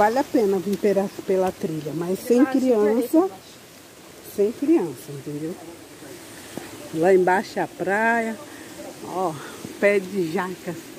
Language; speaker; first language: Portuguese; native; Portuguese